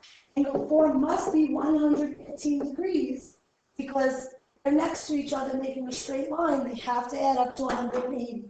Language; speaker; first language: English; native; English